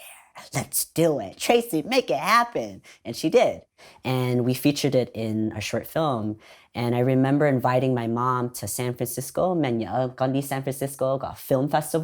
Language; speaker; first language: English; early bilingual, other home language; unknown